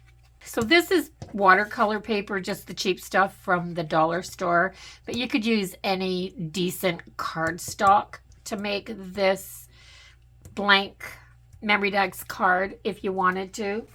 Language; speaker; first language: English; native; English